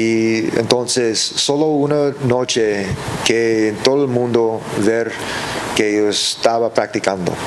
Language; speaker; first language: Spanish; early bilingual, heritage; English